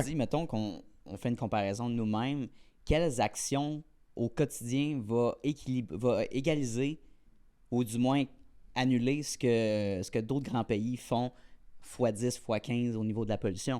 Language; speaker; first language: French; native; French